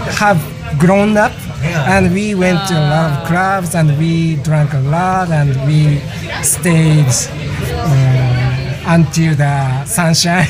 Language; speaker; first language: English; non-native, learner; Japanese